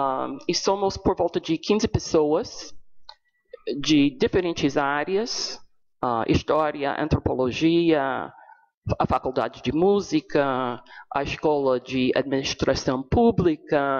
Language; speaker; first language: Portuguese; non-native, fluent; English